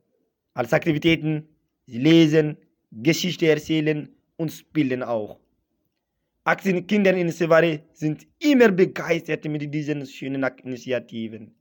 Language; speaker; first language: German; non-native, fluent; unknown